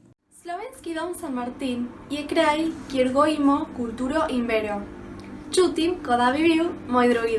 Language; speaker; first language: Slovenian; early bilingual, heritage; Slovenian